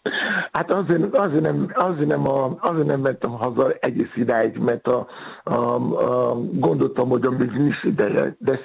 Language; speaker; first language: Hungarian; non-native, fluent; Yoruba